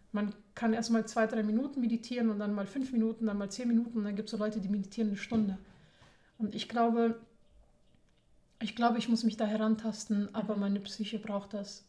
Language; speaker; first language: German; early bilingual, other home language; Persian